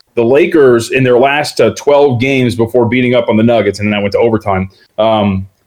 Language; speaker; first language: English; native; English